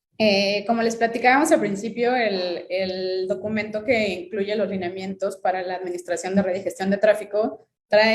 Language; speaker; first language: Spanish; native; Spanish